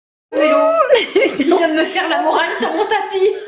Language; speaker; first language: French; native; French